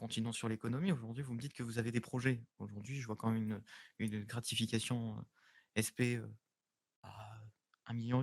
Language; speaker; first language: French; native; French